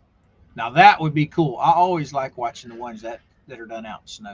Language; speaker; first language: English; native; English